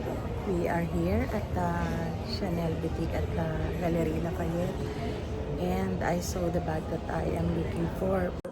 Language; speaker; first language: English; non-native, fluent; Filipino